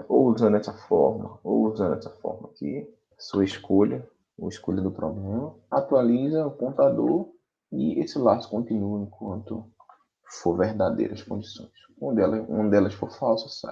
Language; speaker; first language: Portuguese; native; Portuguese